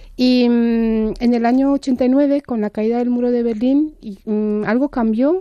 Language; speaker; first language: Spanish; non-native, fluent; Romanian